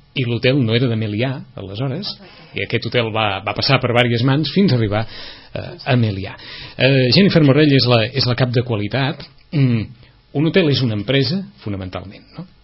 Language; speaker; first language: Catalan; native; Catalan